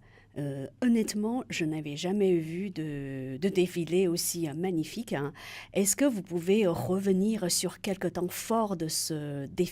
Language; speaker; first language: French; native; French